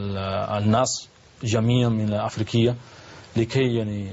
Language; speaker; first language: Arabic; non-native, learner; Spanish